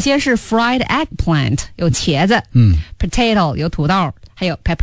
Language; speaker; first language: Chinese; native; Chinese